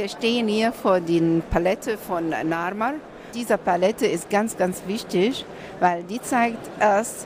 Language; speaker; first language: German; non-native, fluent; Arabic